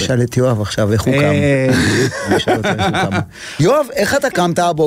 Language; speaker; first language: Hebrew; native; Hebrew